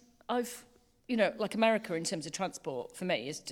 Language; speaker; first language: English; native; English